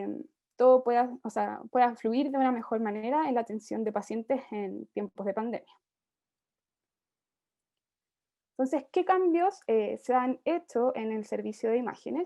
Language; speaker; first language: Spanish; native; Spanish